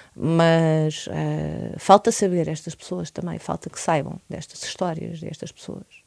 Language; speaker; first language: Portuguese; native; Portuguese